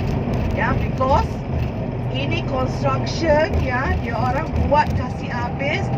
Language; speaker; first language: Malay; non-native, local second language; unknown